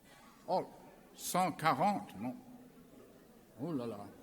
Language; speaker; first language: French; non-native, learner; German